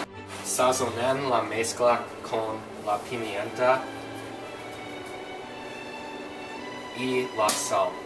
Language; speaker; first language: Spanish; non-native, learner; English